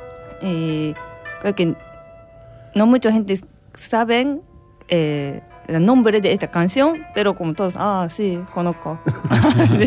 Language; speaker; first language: Spanish; non-native, learner; Japanese